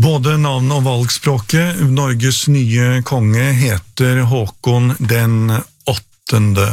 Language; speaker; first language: Norwegian; native; Norwegian